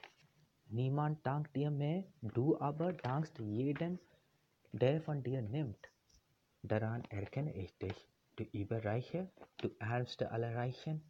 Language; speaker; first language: German; non-native, fluent; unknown